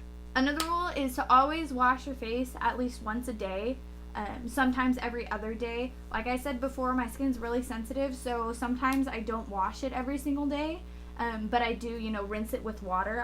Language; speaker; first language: English; native; English